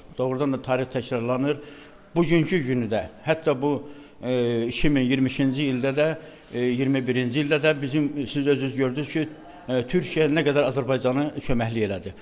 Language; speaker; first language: Azerbaijani; native; Azerbaijani